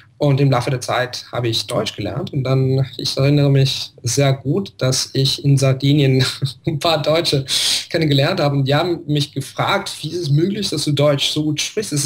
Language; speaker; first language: German; non-native, fluent; Italian